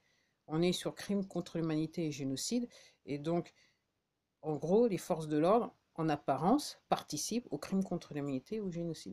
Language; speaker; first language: French; native; French